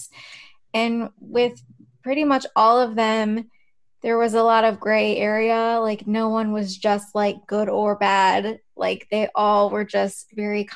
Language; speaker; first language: English; native; English